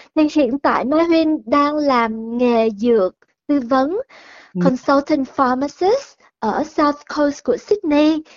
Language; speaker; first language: Vietnamese; early bilingual, heritage; Vietnamese